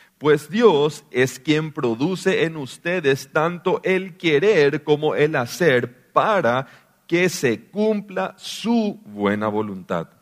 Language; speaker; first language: Spanish; native; Spanish